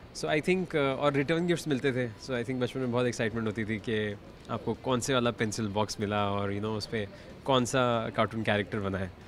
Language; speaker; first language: Hindi; native; Hindi